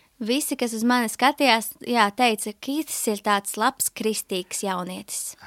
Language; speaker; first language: Latvian; native; Latvian